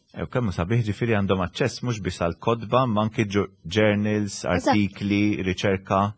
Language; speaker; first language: Maltese; native; Maltese